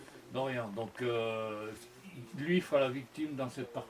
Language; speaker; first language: French; native; French